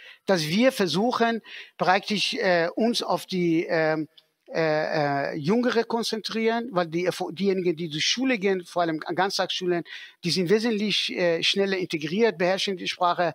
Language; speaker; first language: German; non-native, fluent; Persian